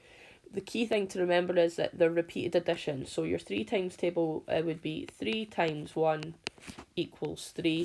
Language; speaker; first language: English; native; English